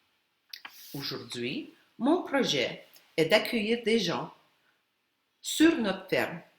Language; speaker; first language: French; non-native, fluent; Spanish